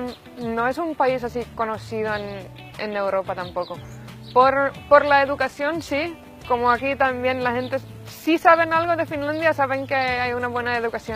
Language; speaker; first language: Spanish; non-native, fluent; Finnish